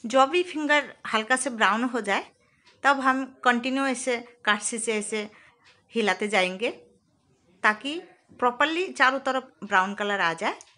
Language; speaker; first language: Hindi; non-native, local second language; Bangla